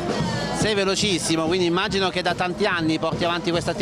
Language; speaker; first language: Italian; native; Italian